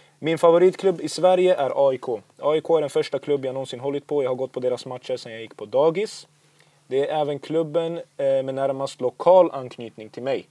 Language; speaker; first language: Swedish; early bilingual, other home language; Assyrian Neo-Aramaic